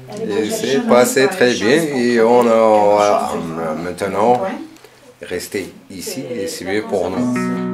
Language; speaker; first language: French; non-native, learner; Chechen